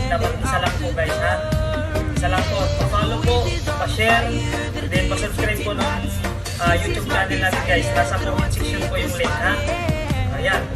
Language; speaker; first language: Filipino; non-native, local second language; Waray